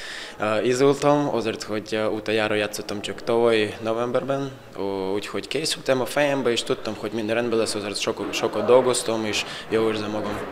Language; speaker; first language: Hungarian; non-native, learner; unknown